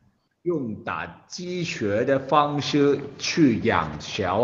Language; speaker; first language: Chinese; non-native, local second language; Cantonese